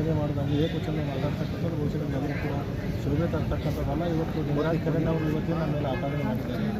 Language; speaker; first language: Kannada; native; Kannada